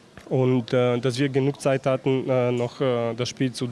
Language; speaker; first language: German; non-native, fluent; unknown